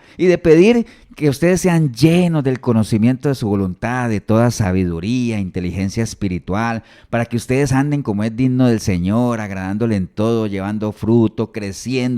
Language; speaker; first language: Spanish; native; Spanish